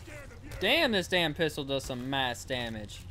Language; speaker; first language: English; native; English